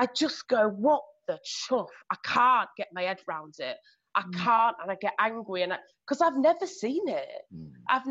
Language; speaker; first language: English; native; English